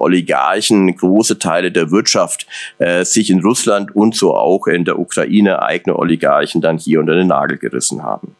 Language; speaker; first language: German; native; German